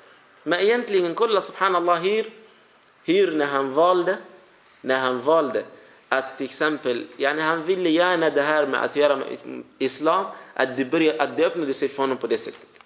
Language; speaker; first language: Swedish; non-native, fluent; Arabic